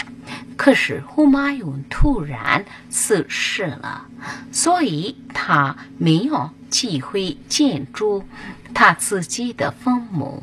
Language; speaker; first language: Chinese; non-native, fluent; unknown